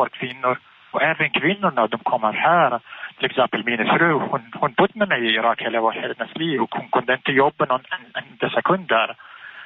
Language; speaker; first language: Swedish; non-native, fluent; Arabic